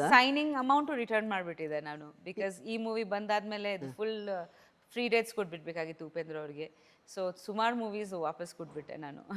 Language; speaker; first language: Kannada; non-native, fluent; Bangla